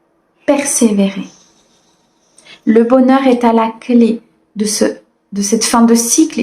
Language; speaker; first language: French; native; French